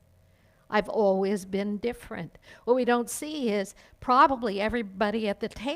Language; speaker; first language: English; native; English